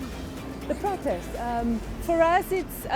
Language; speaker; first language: English; non-native, fluent; Portuguese